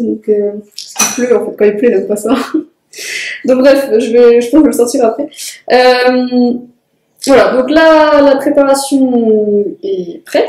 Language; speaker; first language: French; native; French